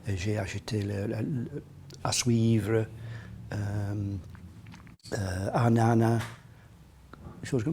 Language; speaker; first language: French; non-native, learner; English